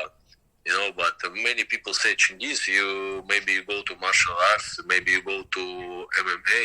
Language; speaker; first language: English; non-native, learner; Russian